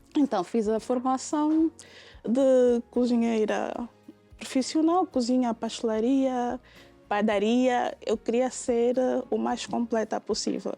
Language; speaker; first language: Portuguese; native; Portuguese